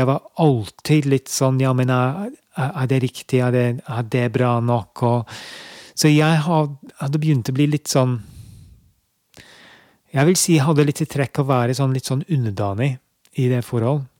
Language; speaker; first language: Norwegian; non-native, fluent; English